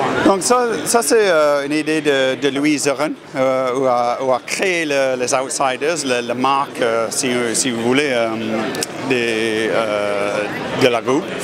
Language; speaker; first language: French; non-native, fluent; English